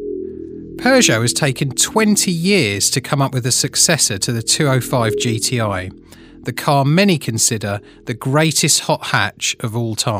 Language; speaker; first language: English; native; English